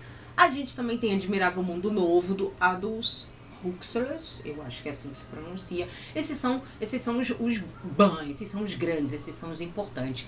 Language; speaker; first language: Portuguese; native; Portuguese